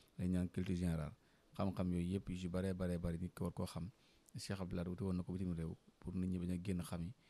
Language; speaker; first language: Wolof; native; Wolof